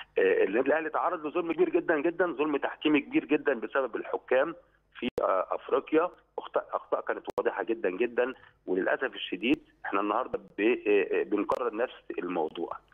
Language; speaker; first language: Egyptian Arabic; native; Egyptian Arabic